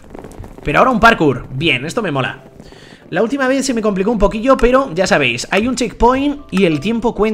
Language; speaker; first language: Spanish; native; Spanish